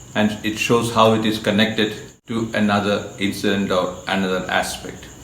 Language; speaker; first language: English; non-native, local second language; Malayalam